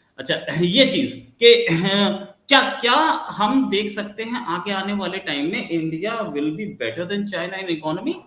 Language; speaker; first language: Hindi; native; Hindi